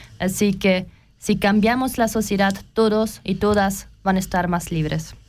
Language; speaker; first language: Spanish; non-native, learner; German